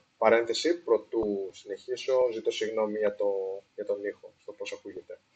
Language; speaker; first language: Greek; early bilingual, heritage; Greek